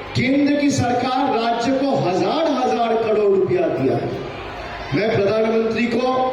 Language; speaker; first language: Hindi; non-native, local second language; Bangla